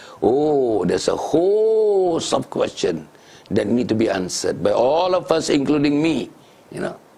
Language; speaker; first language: English; non-native, local second language; Malay